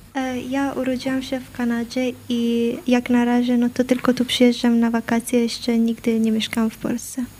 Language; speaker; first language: Polish; early bilingual, heritage; Polish